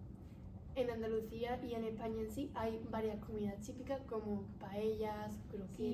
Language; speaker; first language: Spanish; native; Spanish